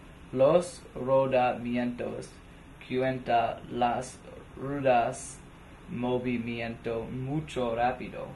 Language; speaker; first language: Spanish; non-native, learner; English